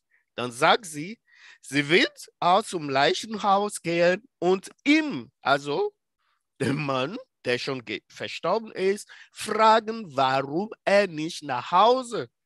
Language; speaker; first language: German; non-native, fluent; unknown